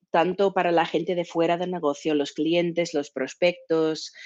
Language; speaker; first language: Spanish; non-native, fluent; English